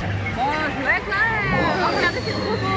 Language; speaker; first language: French; native; French